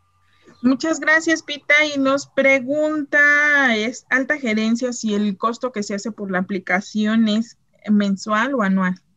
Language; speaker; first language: Spanish; native; Spanish